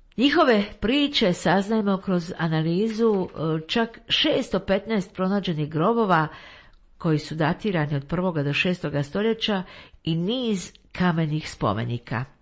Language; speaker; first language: Croatian; native; Croatian